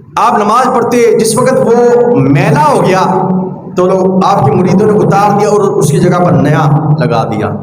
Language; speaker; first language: Urdu; non-native, local second language; Punjabi